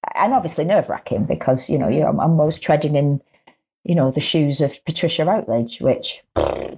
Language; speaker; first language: English; native; English